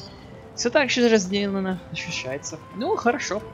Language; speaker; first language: Russian; non-native, learner; English